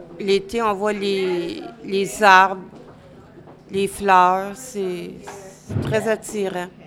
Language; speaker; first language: French; native; French